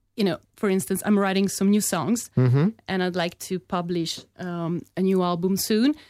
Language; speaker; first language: English; non-native, fluent; Italian